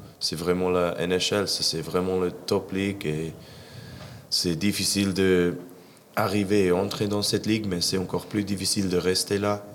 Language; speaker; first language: French; non-native, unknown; English